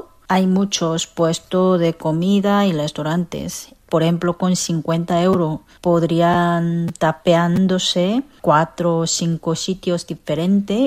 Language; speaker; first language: Spanish; non-native, learner; Korean